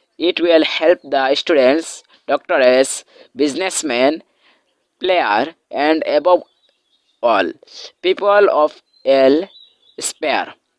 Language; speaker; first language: English; non-native, local second language; Bangla